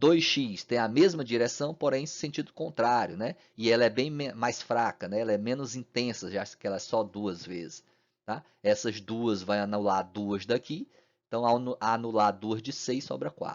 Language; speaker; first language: Portuguese; native; Portuguese